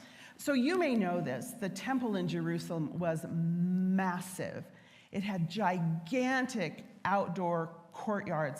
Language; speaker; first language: English; native; English